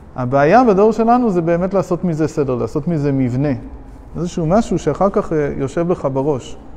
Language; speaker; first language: Hebrew; non-native, fluent; English